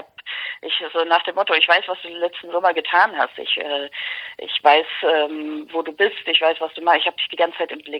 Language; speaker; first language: German; native; German